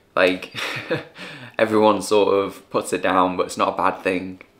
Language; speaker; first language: English; native; English